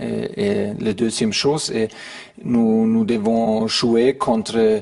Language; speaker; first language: French; non-native, learner; German